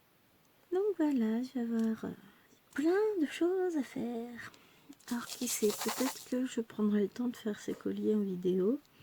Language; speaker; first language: French; native; French